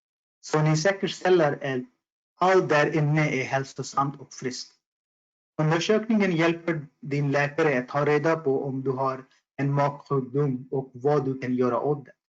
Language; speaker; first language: Swedish; non-native, fluent; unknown